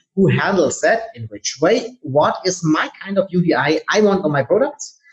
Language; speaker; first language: English; non-native, fluent; German